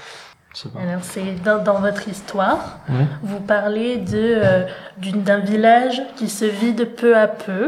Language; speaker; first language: French; native; French